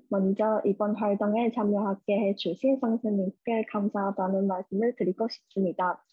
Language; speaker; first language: Korean; non-native, fluent; Chinese